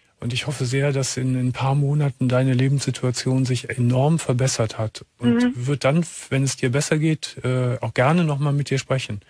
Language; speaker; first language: German; native; German